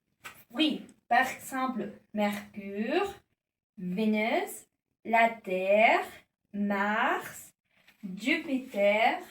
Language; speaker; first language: French; non-native, learner; Spanish